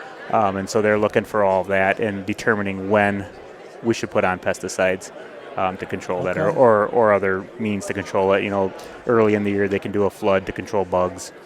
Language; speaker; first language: English; native; English